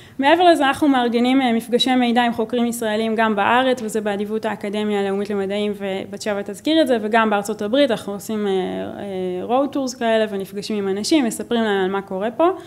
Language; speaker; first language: Hebrew; native; Hebrew